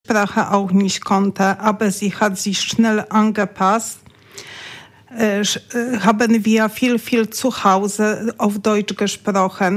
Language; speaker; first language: German; non-native, learner; Polish